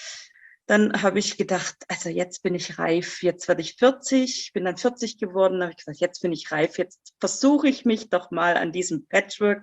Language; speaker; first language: German; native; German